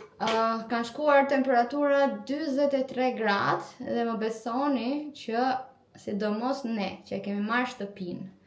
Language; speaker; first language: Albanian; native; Albanian